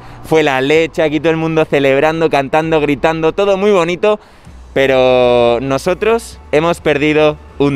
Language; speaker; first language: Spanish; native; Spanish